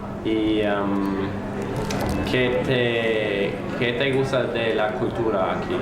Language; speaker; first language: Spanish; non-native, fluent; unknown